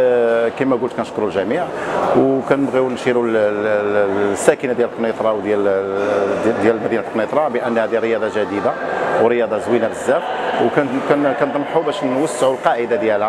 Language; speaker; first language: Arabic; native; Arabic